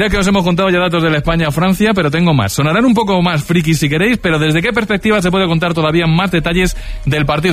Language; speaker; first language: Spanish; native; Spanish